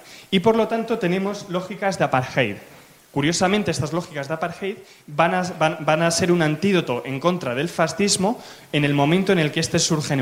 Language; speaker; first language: Spanish; native; Spanish